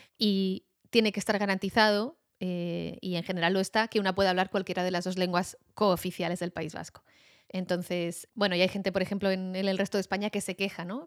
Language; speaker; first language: Spanish; native; Spanish